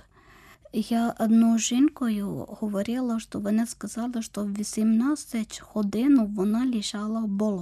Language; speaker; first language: Ukrainian; non-native, learner; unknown